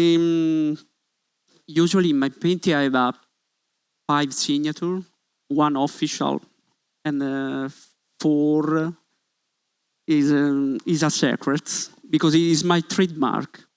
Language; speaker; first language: English; non-native, learner; Italian